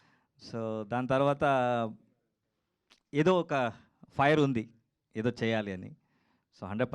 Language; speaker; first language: Telugu; non-native, learner; Kannada